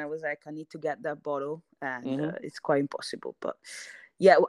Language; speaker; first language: English; non-native, fluent; Italian